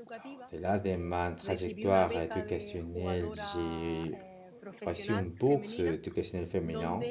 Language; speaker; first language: French; non-native, learner; Spanish